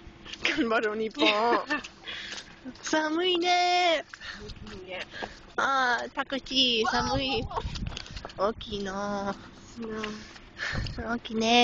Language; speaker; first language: Japanese; non-native, learner; English